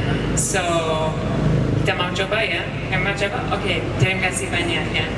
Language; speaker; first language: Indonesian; non-native, fluent; English